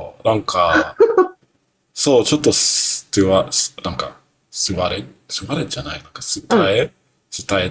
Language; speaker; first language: Japanese; non-native, learner; English